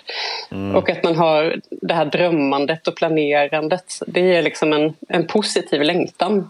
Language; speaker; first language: Swedish; native; Swedish